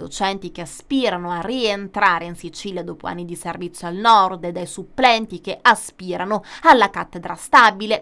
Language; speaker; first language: Italian; native; Italian